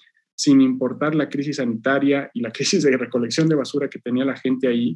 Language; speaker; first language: Spanish; native; Spanish